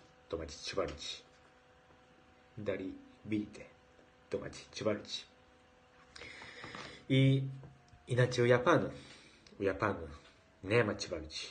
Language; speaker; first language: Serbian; non-native, learner; Japanese